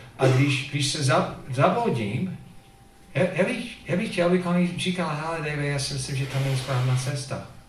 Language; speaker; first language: Czech; non-native, fluent; English